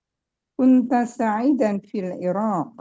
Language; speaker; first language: Arabic; non-native, learner; Indonesian